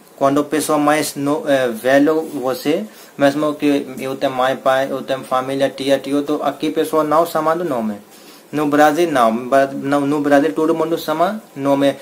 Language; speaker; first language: Portuguese; non-native, learner; Hindi